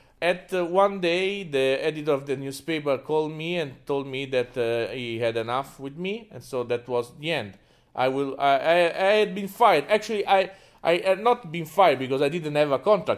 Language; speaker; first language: English; non-native, fluent; Italian